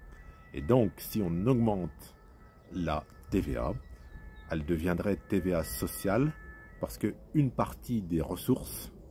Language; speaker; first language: French; native; French